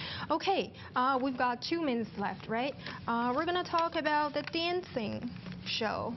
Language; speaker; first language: English; non-native, fluent; Chinese